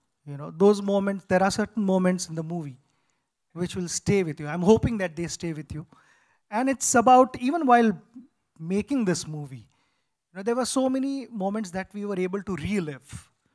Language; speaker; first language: English; non-native, local second language; Marathi